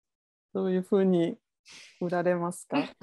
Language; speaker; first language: Japanese; non-native, fluent; French